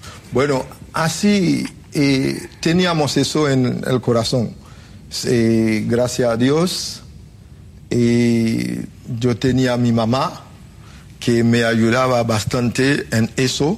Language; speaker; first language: Spanish; non-native, fluent; Haitian Creole